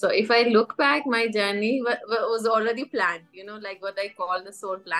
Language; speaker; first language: English; non-native, fluent; Persian